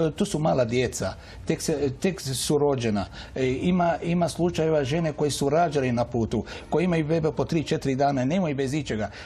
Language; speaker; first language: Bosnian; non-native, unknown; Arabic